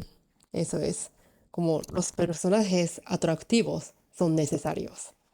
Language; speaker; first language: Spanish; non-native, learner; Japanese